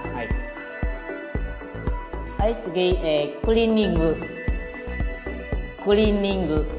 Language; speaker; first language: Japanese; non-native, fluent; Khmer